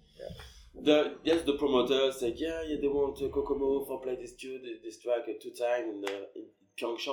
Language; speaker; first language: English; non-native, learner; French